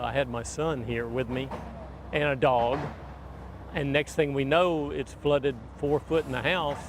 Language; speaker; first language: English; native; English